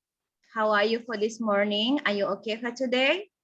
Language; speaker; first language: English; non-native, learner; Indonesian